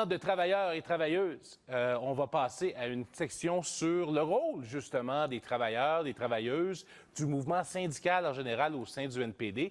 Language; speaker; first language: French; native; French